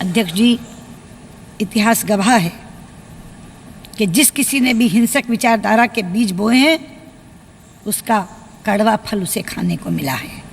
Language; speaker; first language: Hindi; native; Hindi